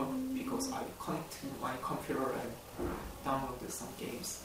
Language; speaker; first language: English; non-native, learner; Korean